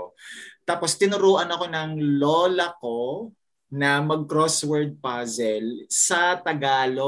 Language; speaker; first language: Filipino; native; Filipino